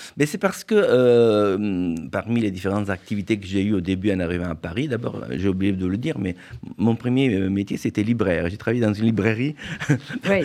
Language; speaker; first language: French; non-native, fluent; Italian